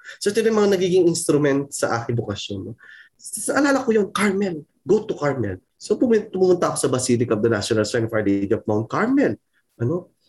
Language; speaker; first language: Filipino; non-native, local second language; Pampanga